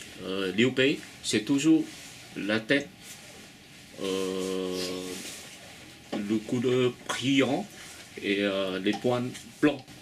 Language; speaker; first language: French; non-native, fluent; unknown